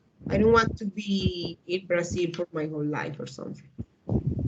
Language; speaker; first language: English; non-native, learner; Spanish